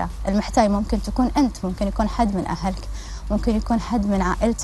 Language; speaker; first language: Arabic; native; Arabic